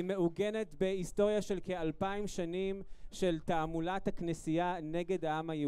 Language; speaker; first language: Hebrew; native; Hebrew